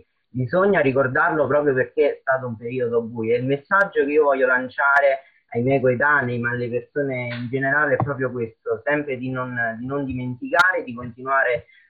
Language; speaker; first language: Italian; native; Italian